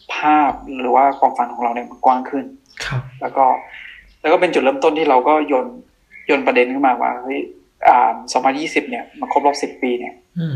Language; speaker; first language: Thai; non-native, local second language; Akha